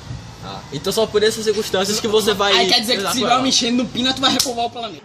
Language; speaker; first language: Portuguese; native; Portuguese